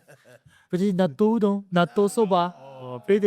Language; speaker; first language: Filipino; non-native, learner; Japanese